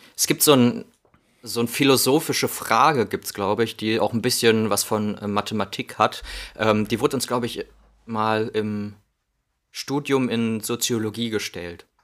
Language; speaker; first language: German; native; German